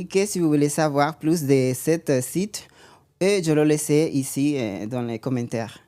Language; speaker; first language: French; non-native, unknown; Spanish